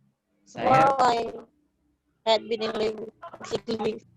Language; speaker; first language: English; non-native, learner; Indonesian